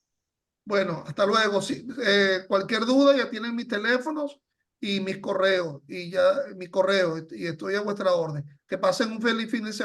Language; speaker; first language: Spanish; native; Spanish